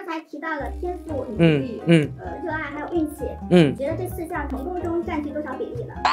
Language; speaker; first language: Chinese; native; Chinese